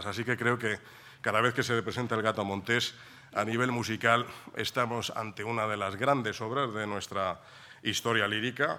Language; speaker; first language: Spanish; native; Spanish